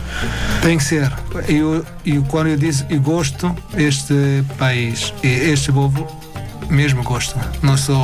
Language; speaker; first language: Portuguese; non-native, learner; Arabic